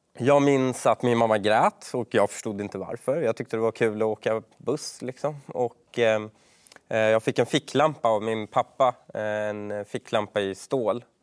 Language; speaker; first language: Swedish; early bilingual, other home language; Persian